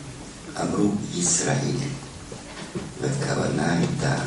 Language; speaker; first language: Hebrew; non-native, fluent; German